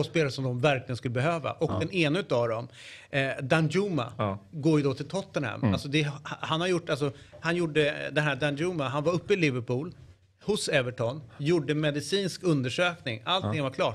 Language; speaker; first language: Swedish; native; Swedish